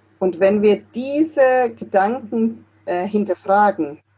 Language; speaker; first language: German; non-native, fluent; English